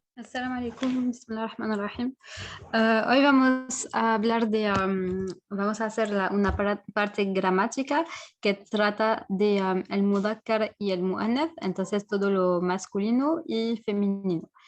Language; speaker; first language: Spanish; non-native, fluent; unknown